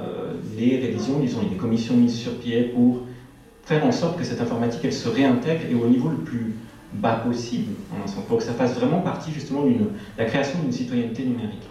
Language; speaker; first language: French; native; French